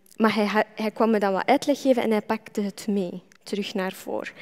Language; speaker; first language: Dutch; non-native, fluent; Arabic